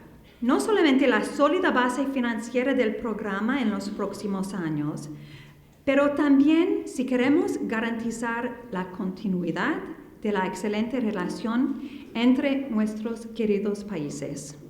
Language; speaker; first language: Spanish; non-native, fluent; English